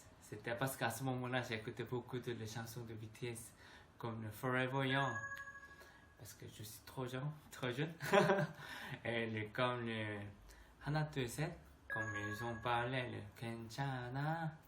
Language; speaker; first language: French; non-native, learner; Korean